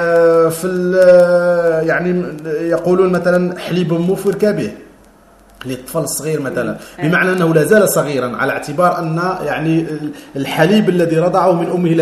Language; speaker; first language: Arabic; native; Arabic